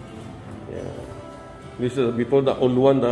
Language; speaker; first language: English; non-native, learner; Filipino